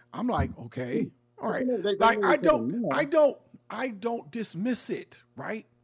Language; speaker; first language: English; native; English